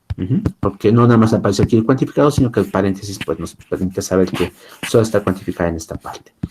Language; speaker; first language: Spanish; native; Spanish